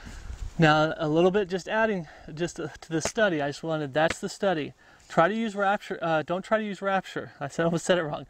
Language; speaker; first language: English; native; English